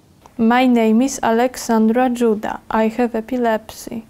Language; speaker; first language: English; non-native, learner; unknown